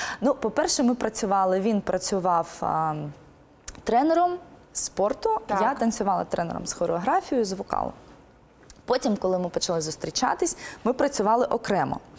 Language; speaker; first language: Ukrainian; non-native, local second language; Russian